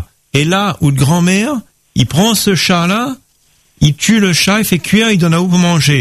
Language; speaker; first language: French; native; French